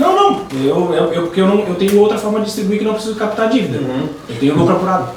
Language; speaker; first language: Portuguese; native; Portuguese